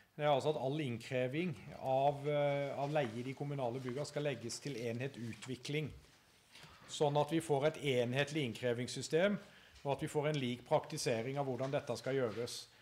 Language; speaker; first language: Norwegian; native; Norwegian